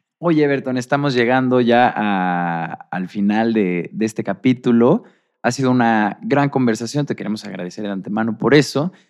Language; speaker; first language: Spanish; native; Spanish